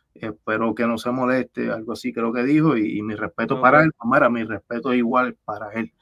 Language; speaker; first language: Spanish; native; Spanish